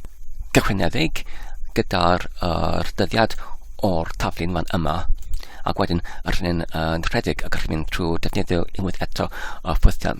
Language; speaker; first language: Welsh; non-native, fluent; English